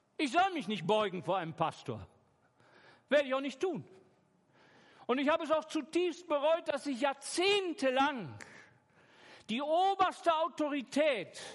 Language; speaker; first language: German; native; German